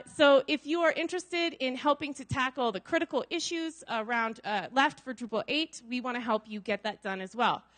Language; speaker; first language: English; native; English